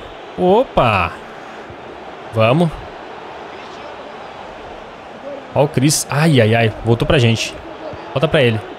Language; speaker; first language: Portuguese; native; Portuguese